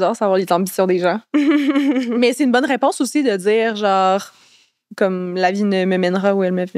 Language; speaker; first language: French; native; French